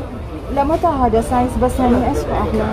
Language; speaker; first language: Arabic; non-native, learner; Filipino